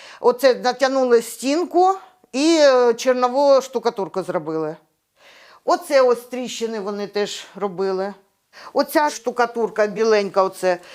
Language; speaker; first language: Ukrainian; non-native, local second language; Russian